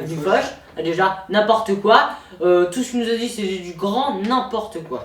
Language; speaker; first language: French; native; French